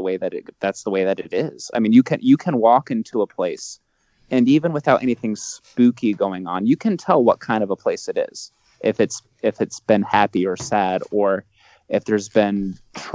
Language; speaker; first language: English; native; English